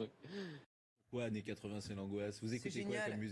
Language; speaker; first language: French; native; French